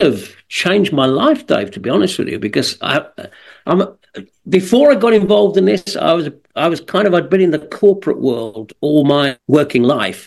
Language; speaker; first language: English; native; English